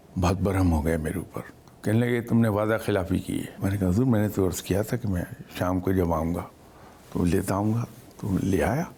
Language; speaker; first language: Urdu; native; Urdu